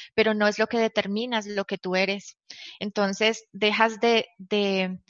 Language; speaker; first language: Spanish; native; Spanish